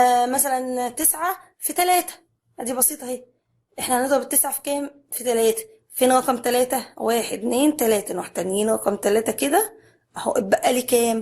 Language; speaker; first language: Arabic; native; Arabic